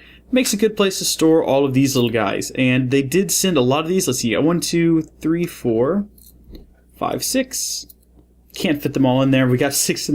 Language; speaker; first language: English; native; English